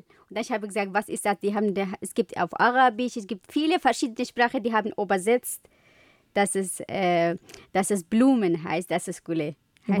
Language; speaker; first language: German; non-native, learner; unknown